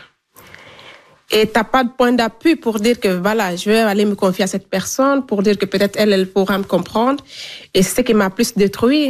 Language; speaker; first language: French; non-native, local second language; Fula